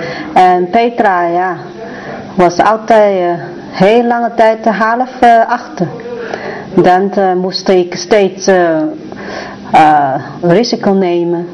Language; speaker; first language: Dutch; non-native, learner; Chinese